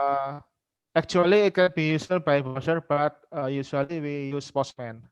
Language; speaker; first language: English; non-native, learner; Indonesian